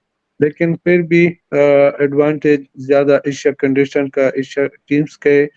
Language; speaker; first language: Hindi; non-native, fluent; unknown